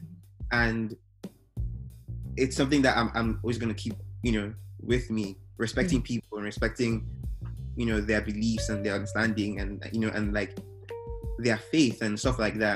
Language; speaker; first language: English; non-native, local second language; Igbo